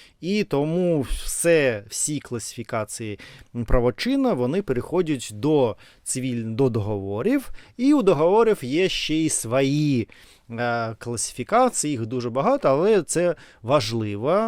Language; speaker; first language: Ukrainian; non-native, learner; Russian